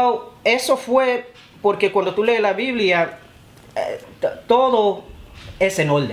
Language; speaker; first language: Spanish; early bilingual, heritage; Spanish